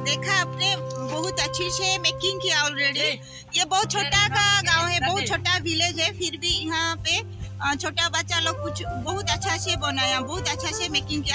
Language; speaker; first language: Hindi; non-native, local second language; Odia